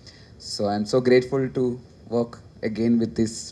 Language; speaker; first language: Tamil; non-native, learner; Malayalam